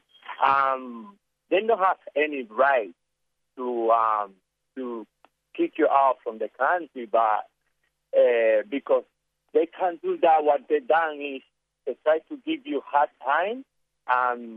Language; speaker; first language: English; non-native, learner; Spanish